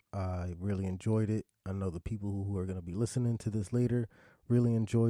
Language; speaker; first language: English; native; English